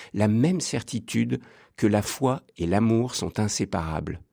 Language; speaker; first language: French; native; French